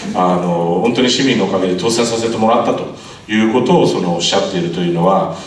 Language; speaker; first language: Japanese; native; Japanese